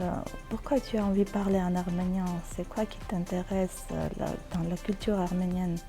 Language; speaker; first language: French; non-native, learner; Armenian